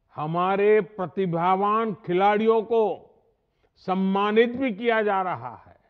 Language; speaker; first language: Hindi; non-native, local second language; Gujarati